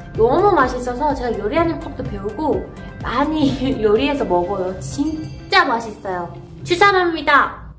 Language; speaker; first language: Korean; non-native, fluent; Persian